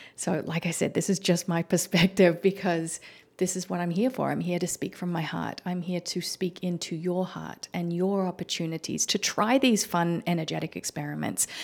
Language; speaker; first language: English; native; English